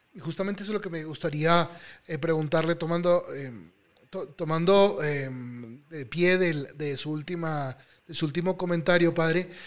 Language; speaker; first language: Spanish; native; Spanish